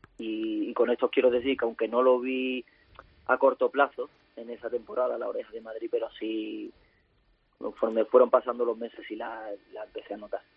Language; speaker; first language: Spanish; native; Spanish